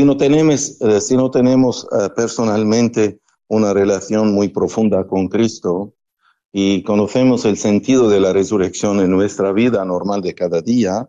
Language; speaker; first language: Spanish; non-native, fluent; Arabic